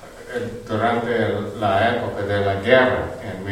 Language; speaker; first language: Spanish; non-native, learner; English